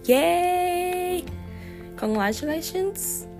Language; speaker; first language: English; non-native, fluent; Japanese